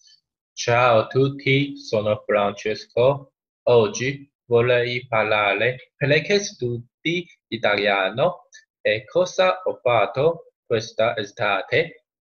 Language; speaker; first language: Italian; non-native, learner; Chinese